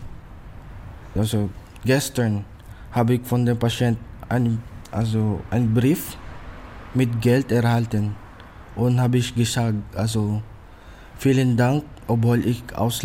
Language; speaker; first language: German; non-native, learner; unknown